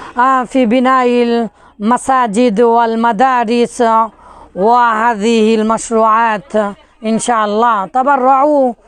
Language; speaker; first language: Arabic; non-native, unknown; Bangla